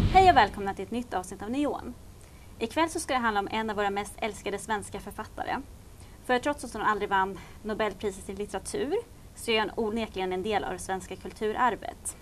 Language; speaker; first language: Swedish; native; Swedish